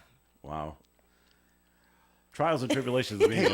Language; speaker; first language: English; native; English